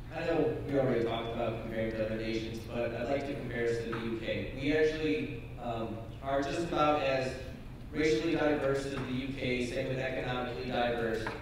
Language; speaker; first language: English; native; English